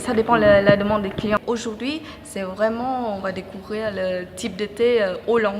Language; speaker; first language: French; non-native, fluent; Vietnamese